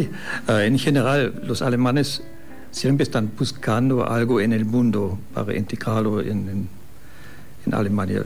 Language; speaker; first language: Spanish; non-native, fluent; German